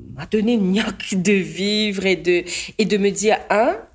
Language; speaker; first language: French; non-native, local second language; Morisyen